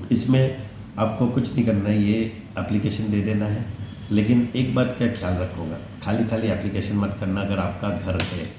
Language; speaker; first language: Hindi; non-native, local second language; Gujarati